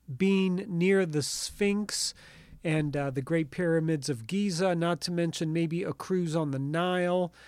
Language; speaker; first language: English; native; English